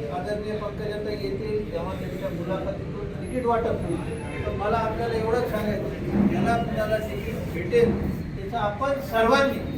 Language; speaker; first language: Marathi; native; Marathi